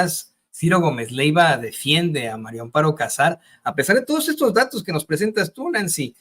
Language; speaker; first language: Spanish; native; Spanish